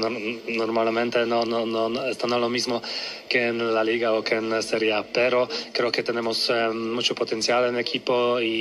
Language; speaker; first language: Spanish; non-native, learner; Polish